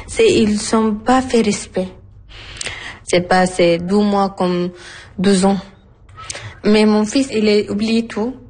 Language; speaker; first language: French; non-native, learner; Arabic